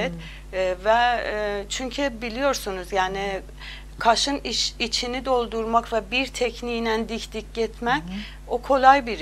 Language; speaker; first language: Turkish; non-native, learner; Azerbaijani